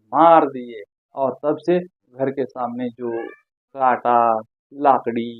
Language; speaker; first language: Hindi; non-native, local second language; Marathi